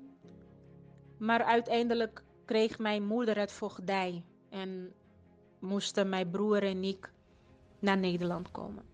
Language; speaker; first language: Dutch; early bilingual, other home language; Portuguese